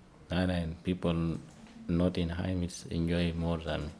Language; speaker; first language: English; non-native, learner; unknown